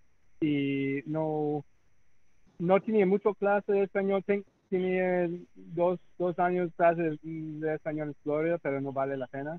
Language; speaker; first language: Spanish; non-native, fluent; English